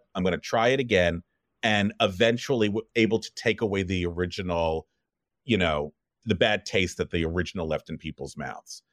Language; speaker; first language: English; native; English